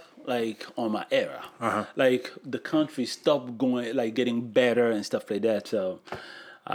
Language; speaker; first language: English; non-native, fluent; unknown